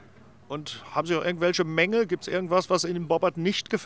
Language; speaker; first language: German; native; German